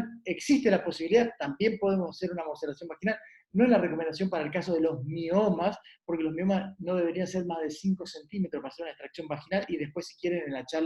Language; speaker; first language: Spanish; native; Spanish